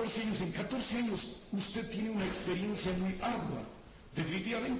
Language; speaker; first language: Spanish; native; Spanish